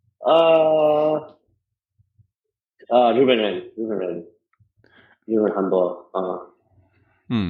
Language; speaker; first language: Chinese; non-native, learner; English